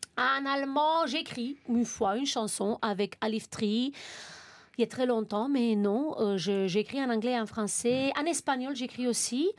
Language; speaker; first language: French; non-native, fluent; Romanian